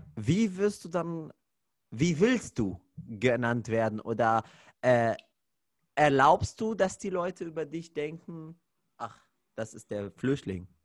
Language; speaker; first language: German; non-native, fluent; Arabic